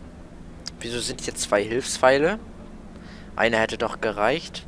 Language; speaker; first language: German; native; German